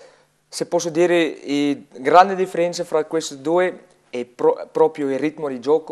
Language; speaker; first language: Italian; non-native, learner; Afrikaans